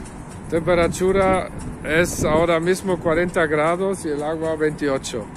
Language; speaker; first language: Spanish; non-native, fluent; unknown